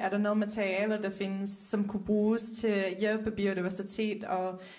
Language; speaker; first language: Danish; non-native, fluent; Dutch